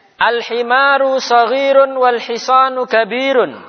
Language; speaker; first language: Arabic; non-native, fluent; Indonesian